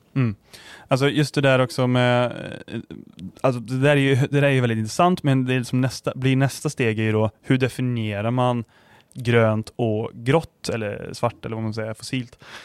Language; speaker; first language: Swedish; native; Swedish